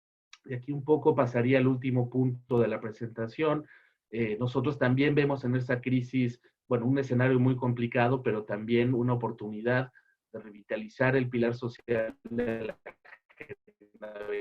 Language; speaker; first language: Spanish; native; Spanish